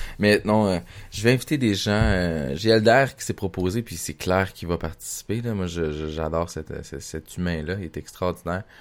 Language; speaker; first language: French; native; French